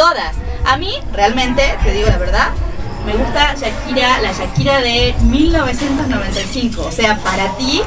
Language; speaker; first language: Spanish; native; Spanish